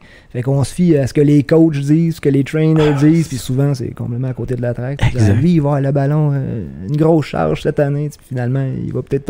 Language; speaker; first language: French; native; French